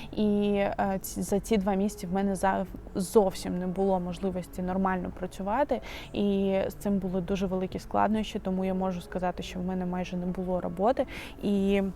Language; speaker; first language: Ukrainian; non-native, local second language; Russian